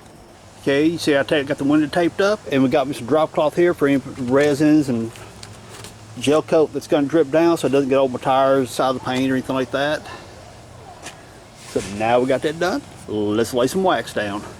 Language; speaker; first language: English; native; English